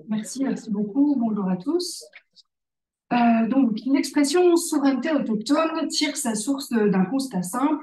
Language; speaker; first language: French; native; French